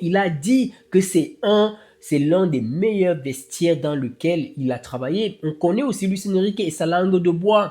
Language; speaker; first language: French; native; French